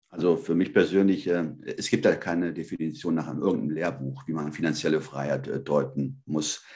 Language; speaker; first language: German; early bilingual, other home language; Spanish